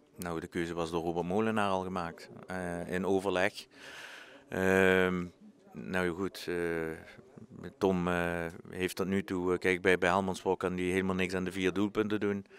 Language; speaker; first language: Dutch; native; Dutch